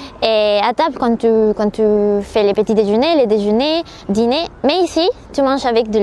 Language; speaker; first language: French; non-native, learner; Spanish